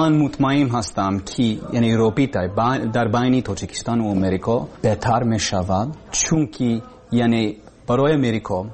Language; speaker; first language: Persian; non-native, learner; English